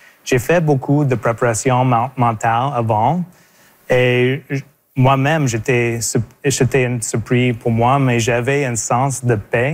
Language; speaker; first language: French; non-native, local second language; English